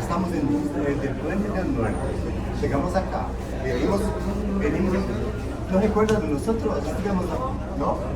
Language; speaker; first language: Spanish; non-native, learner; Portuguese